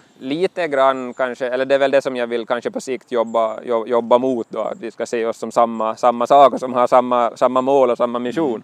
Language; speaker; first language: Swedish; native; Swedish